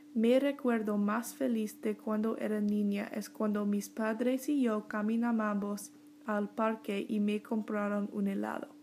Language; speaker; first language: Spanish; non-native, learner; English